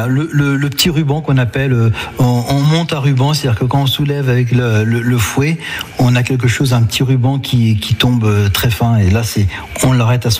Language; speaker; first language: French; native; French